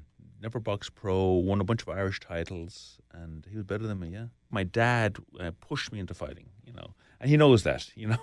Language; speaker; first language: English; native; English